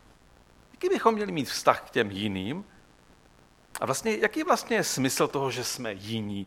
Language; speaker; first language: Czech; native; Czech